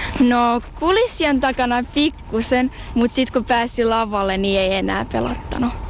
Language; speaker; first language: Finnish; early bilingual, other home language; Russian